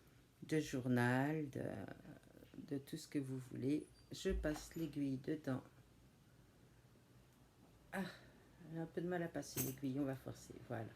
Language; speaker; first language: French; native; French